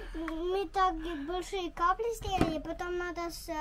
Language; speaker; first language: Russian; early bilingual, heritage; Russian